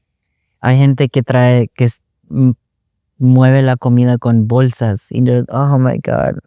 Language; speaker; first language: Spanish; early bilingual, other home language; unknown